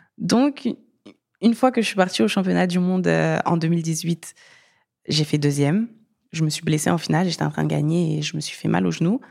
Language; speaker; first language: French; early bilingual, other home language; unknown